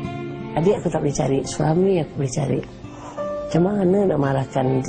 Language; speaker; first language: Malay; native; Malay